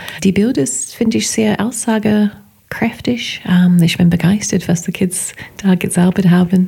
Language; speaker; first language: German; non-native, fluent; English